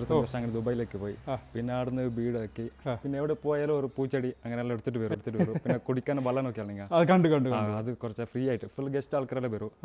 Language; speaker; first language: Malayalam; non-native, local second language; Kannada